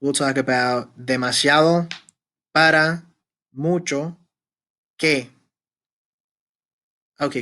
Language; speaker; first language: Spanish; non-native, fluent; Arabic